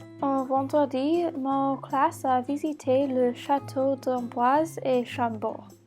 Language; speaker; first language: French; non-native, learner; English